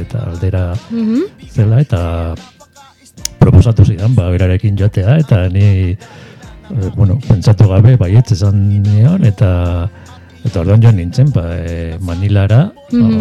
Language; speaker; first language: Basque; non-native, local second language; Spanish